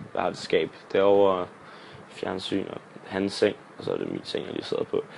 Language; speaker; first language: Danish; native; Danish